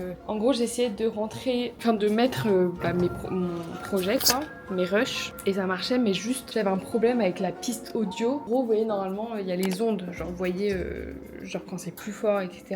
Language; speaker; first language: French; native; French